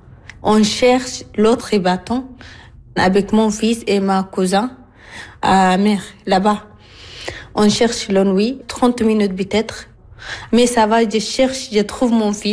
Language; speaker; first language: French; non-native, learner; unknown